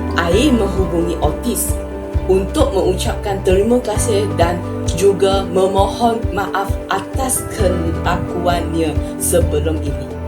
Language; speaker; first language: Malay; non-native, local second language; Chinese